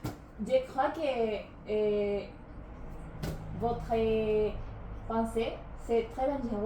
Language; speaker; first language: French; non-native, learner; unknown